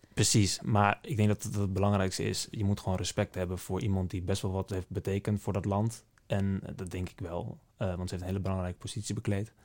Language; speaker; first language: Dutch; native; Dutch